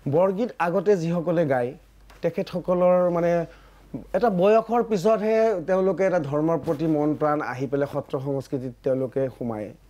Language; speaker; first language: Assamese; native; Assamese